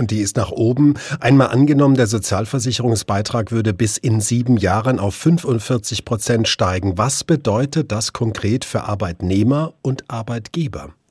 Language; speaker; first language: German; native; German